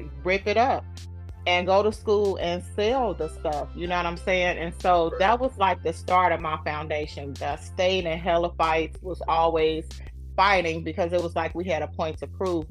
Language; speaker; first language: English; native; English